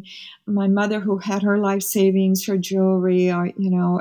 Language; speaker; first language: English; early bilingual, other home language; Spanish